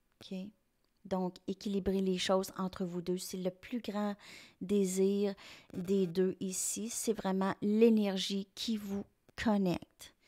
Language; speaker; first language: French; native; French